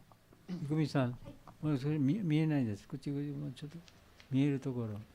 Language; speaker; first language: Japanese; non-native, learner; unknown